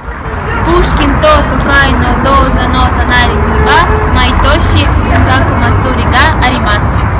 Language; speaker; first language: Japanese; non-native, learner; Russian